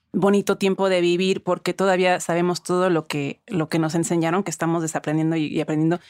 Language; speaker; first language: Spanish; early bilingual, other home language; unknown